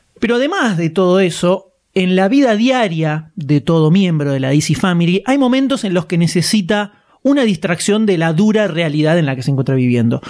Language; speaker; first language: Spanish; native; Spanish